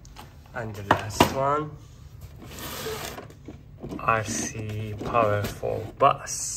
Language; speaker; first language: English; non-native, learner; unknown